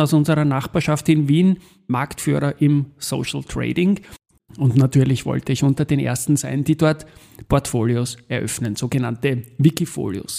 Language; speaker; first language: German; native; German